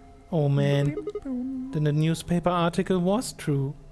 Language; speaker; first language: English; non-native, fluent; German